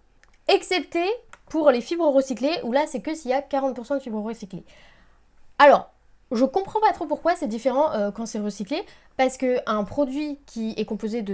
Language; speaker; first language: French; native; French